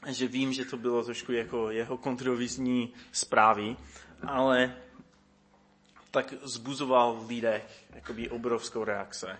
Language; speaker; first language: Czech; non-native, fluent; English